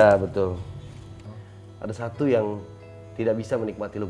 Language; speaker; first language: Indonesian; native; Indonesian